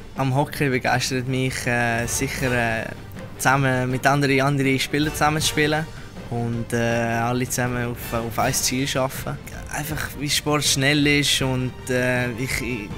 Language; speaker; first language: German; non-native, local second language; Italian